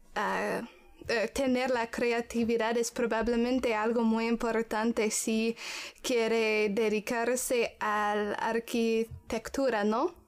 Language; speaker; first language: Spanish; non-native, learner; English